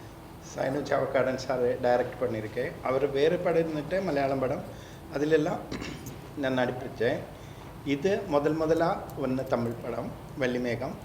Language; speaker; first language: Tamil; non-native, learner; Malayalam